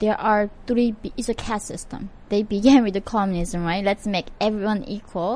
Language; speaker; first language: English; non-native, fluent; Korean